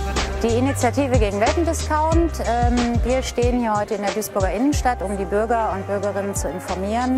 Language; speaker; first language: German; native; German